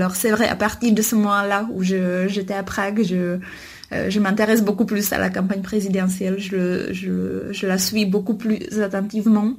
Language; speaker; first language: French; non-native, fluent; Czech